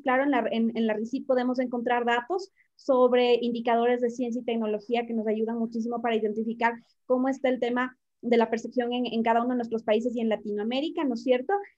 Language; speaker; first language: Spanish; native; Spanish